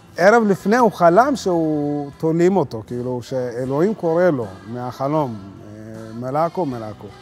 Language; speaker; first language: Hebrew; early bilingual, other home language; Amharic